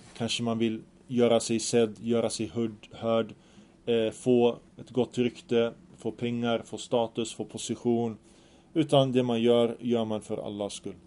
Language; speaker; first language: Swedish; early bilingual, other home language; Arabic